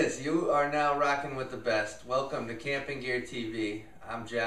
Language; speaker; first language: English; native; English